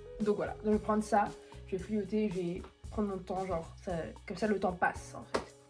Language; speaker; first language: French; native; French